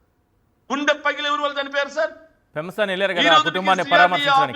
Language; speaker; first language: Telugu; native; Telugu